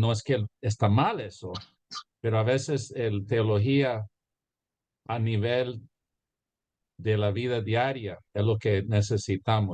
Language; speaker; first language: Spanish; early bilingual, heritage; Spanish